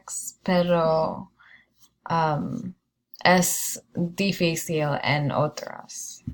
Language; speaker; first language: Spanish; non-native, learner; English